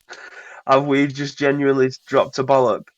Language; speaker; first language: English; native; English